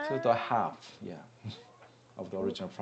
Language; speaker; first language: English; non-native, learner; Korean